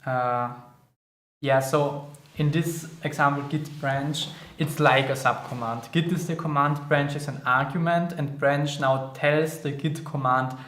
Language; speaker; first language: English; non-native, fluent; German